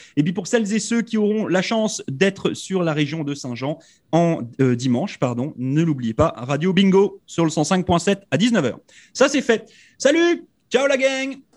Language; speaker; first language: French; native; French